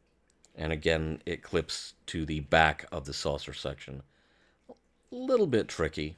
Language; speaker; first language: English; native; English